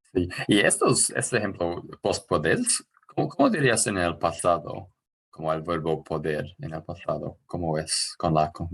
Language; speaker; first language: Spanish; non-native, fluent; English